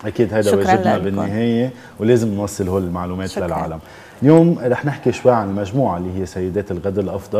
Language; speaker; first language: Arabic; native; Arabic